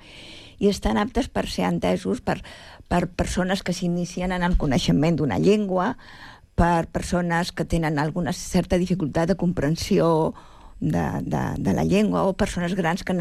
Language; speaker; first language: Catalan; native; Catalan